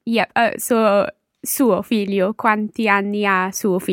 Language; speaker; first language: Italian; non-native, learner; English